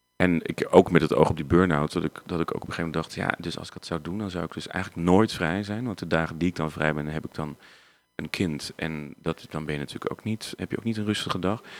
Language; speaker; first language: Dutch; native; Dutch